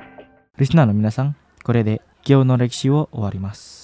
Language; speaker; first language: Japanese; non-native, fluent; Indonesian